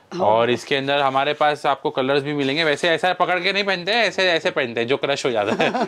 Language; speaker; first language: Hindi; non-native, local second language; Marwari